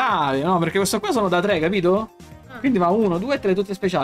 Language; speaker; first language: Italian; native; Italian